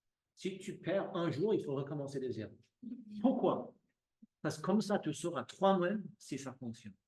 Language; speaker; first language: French; non-native, fluent; English